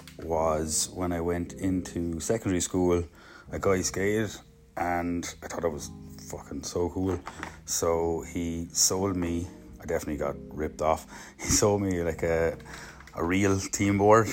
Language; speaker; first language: English; native; English